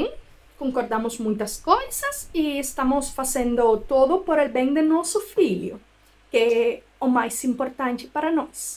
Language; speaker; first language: Portuguese; non-native, fluent; Spanish